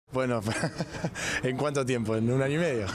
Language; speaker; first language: Spanish; native; Spanish